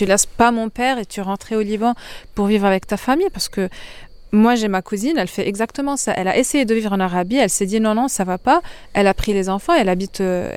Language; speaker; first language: French; non-native, local second language; Arabic